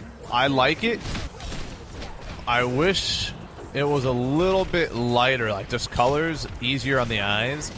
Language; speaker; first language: English; native; English